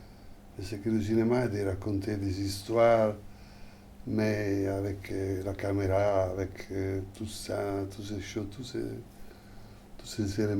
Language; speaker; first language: French; non-native, fluent; Italian